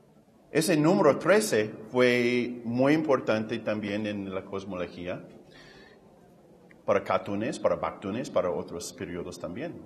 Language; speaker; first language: Spanish; non-native, fluent; English